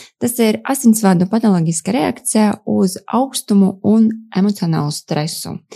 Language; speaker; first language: Latvian; non-native, local second language; Russian